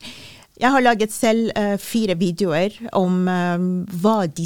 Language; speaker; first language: Norwegian; non-native, fluent; Persian